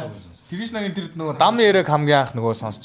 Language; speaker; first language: Mongolian; native; Mongolian